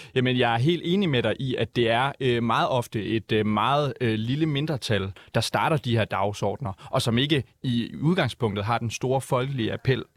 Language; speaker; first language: Danish; native; Danish